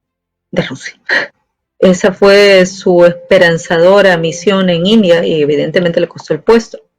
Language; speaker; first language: Spanish; native; Spanish